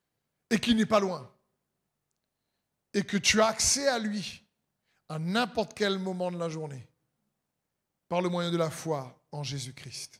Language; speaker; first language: French; native; French